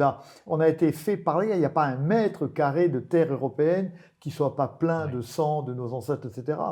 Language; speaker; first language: French; native; French